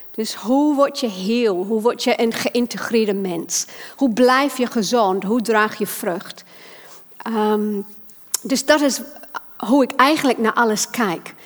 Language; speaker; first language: Dutch; non-native, fluent; English